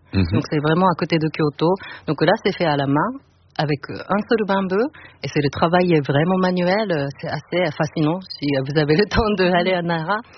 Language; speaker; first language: French; non-native, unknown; Japanese